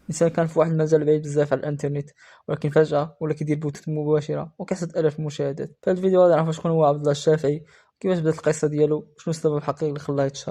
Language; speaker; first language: Arabic; native; Arabic